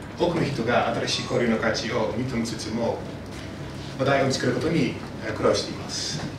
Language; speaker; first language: Japanese; non-native, fluent; Dutch